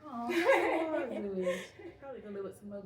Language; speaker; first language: English; native; English